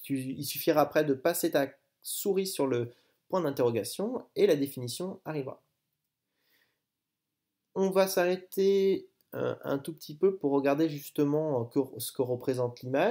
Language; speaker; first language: French; native; French